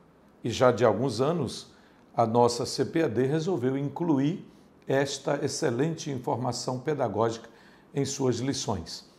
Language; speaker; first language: Portuguese; native; Portuguese